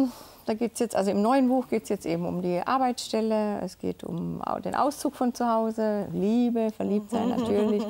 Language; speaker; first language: German; native; German